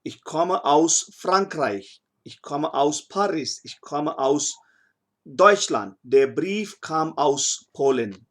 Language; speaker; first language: German; non-native, fluent; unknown